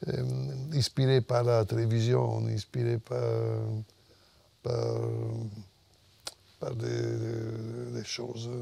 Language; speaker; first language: French; non-native, fluent; Italian